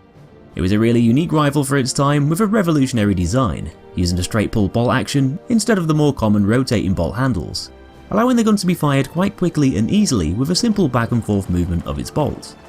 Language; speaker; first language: English; native; English